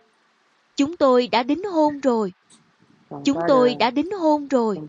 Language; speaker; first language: Vietnamese; non-native, learner; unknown